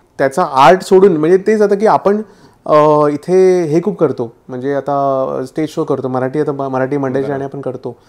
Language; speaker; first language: Marathi; native; Marathi